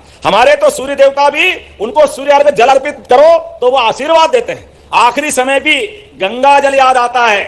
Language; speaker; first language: Hindi; native; Hindi